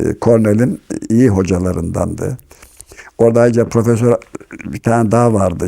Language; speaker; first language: Turkish; native; Turkish